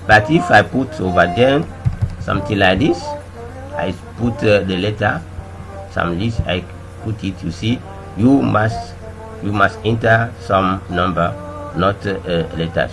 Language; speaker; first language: English; non-native, learner; French